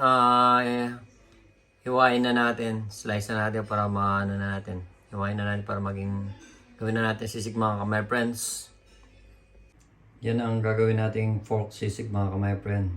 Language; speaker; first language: Filipino; native; Filipino